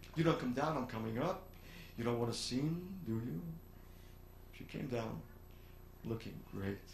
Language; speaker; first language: English; native; English